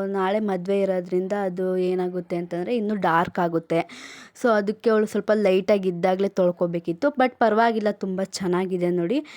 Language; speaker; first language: Kannada; non-native, local second language; Lambadi